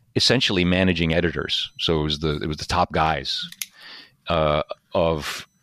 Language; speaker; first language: English; native; English